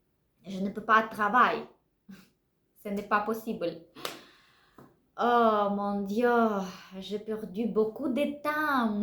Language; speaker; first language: French; non-native, learner; Russian